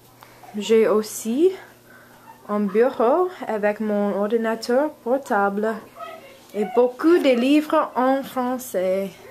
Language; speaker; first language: French; non-native, learner; English